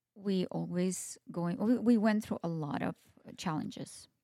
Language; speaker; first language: English; non-native, fluent; Russian